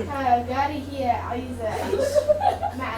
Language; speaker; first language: Arabic; non-native, learner; English